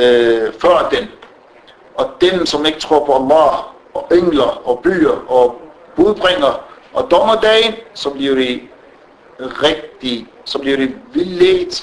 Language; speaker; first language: Danish; non-native, fluent; Arabic